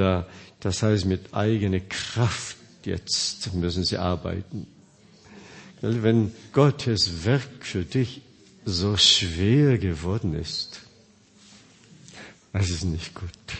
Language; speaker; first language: German; non-native, fluent; Korean